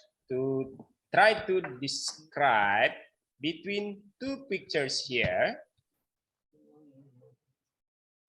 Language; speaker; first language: English; non-native, learner; Indonesian